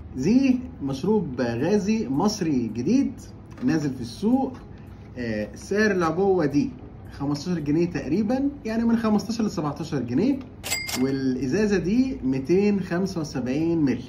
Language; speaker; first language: Arabic; native; Arabic